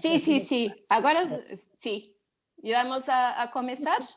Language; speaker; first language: Spanish; non-native, learner; Portuguese